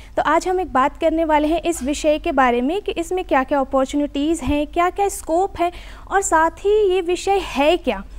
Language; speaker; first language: Hindi; native; Hindi